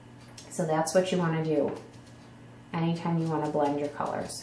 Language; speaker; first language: English; native; English